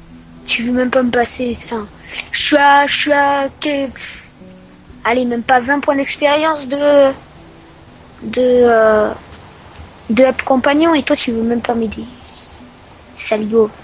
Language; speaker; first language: French; native; French